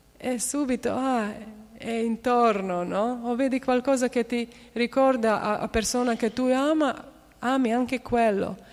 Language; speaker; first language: Italian; non-native, fluent; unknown